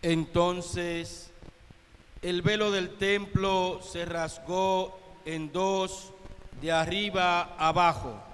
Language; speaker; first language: Spanish; native; Spanish